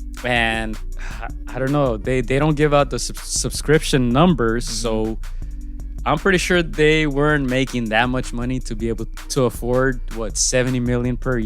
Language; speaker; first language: English; native; English